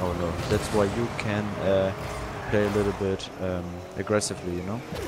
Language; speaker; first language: English; non-native, learner; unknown